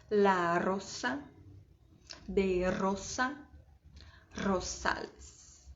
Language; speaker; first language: Spanish; non-native, fluent; Portuguese